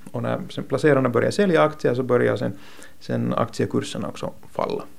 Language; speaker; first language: Swedish; native; Swedish